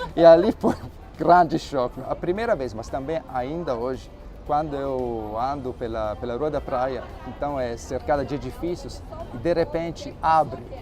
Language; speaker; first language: Portuguese; non-native, fluent; Italian